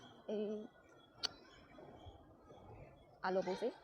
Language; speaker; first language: French; non-native, learner; Chinese